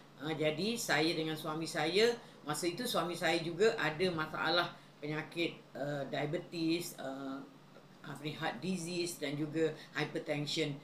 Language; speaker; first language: Malay; native; Malay